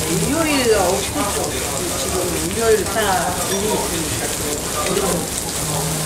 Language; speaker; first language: Korean; non-native, learner; Japanese